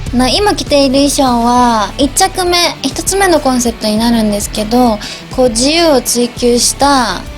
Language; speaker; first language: Japanese; native; Japanese